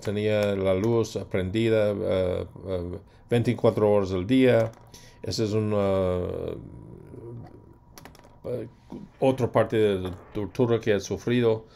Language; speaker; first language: Spanish; non-native, fluent; English